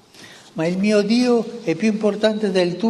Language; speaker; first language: Italian; non-native, fluent; Spanish